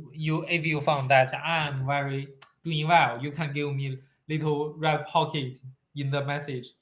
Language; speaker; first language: English; non-native, learner; Chinese